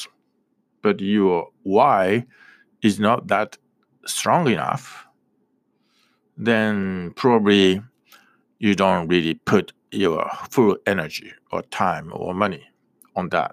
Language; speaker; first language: English; non-native, fluent; Japanese